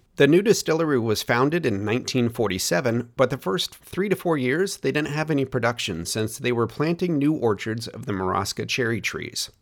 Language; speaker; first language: English; native; English